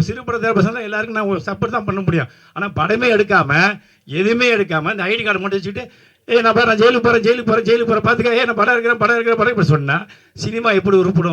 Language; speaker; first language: Tamil; native; Tamil